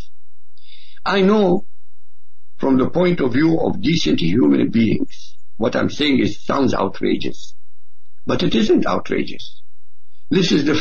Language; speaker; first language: English; non-native, fluent; Arabic